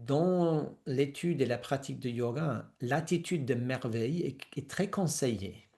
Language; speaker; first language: French; non-native, fluent; English